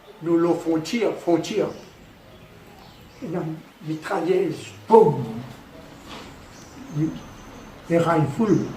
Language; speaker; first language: French; non-native, local second language; Morisyen